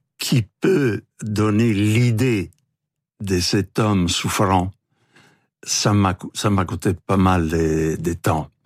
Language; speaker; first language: French; non-native, fluent; Italian